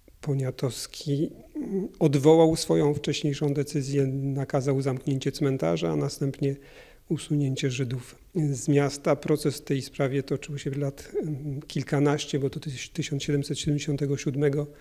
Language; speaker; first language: Polish; native; Polish